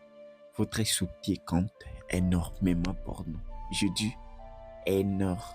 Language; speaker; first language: French; non-native, local second language; Swahili